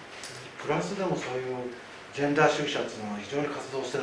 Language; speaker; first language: Japanese; native; Japanese